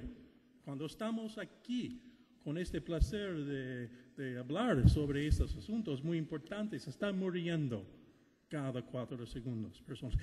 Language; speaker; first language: Spanish; non-native, fluent; English